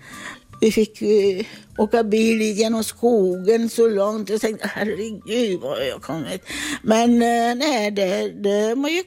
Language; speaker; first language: Swedish; non-native, fluent; Italian